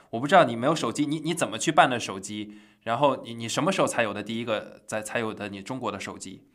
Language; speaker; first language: Chinese; native; Chinese